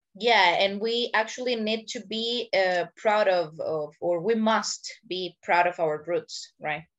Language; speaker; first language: English; non-native, fluent; Spanish